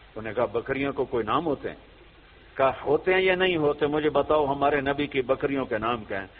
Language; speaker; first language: Urdu; native; Urdu